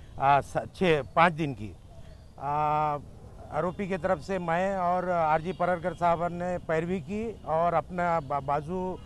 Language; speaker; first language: Urdu; native; Urdu